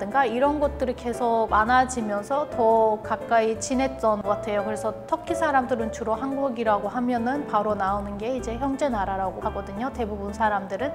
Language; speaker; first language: Korean; non-native, fluent; Turkish